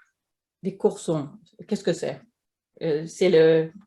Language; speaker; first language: French; non-native, fluent; Swedish